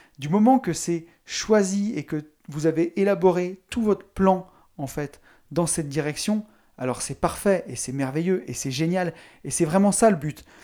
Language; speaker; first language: French; native; French